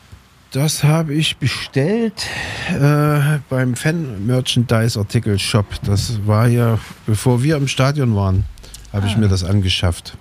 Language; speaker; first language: German; native; German